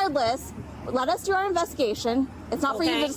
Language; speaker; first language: English; native; English